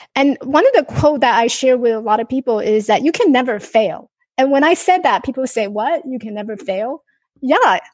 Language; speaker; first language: English; non-native, fluent; Chinese